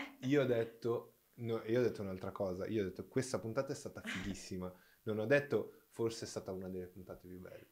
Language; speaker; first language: Italian; non-native, fluent; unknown